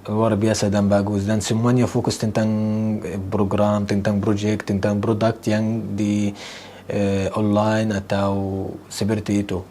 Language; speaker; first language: Indonesian; non-native, fluent; Arabic